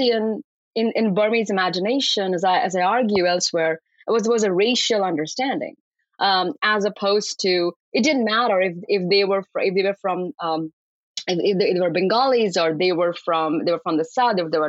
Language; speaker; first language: English; non-native, local second language; Bangla